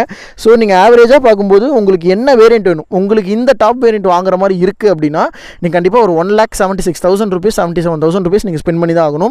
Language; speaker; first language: Tamil; native; Tamil